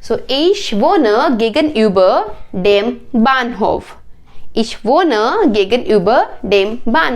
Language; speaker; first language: German; non-native, learner; Hindi